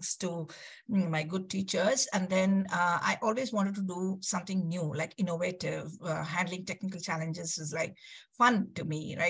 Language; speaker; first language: English; non-native, local second language; Kannada